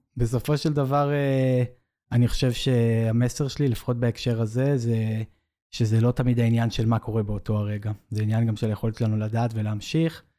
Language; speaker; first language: Hebrew; native; Hebrew